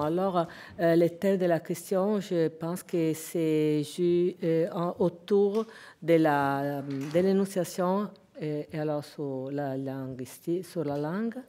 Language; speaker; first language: French; non-native, fluent; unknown